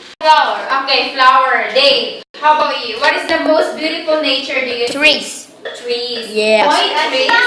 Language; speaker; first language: English; non-native, fluent; Korean